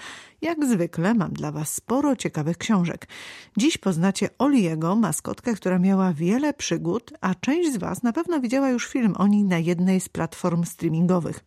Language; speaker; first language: Polish; native; Polish